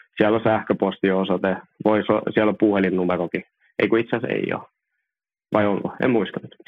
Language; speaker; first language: Finnish; early bilingual, other home language; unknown